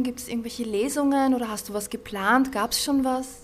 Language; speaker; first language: German; native; German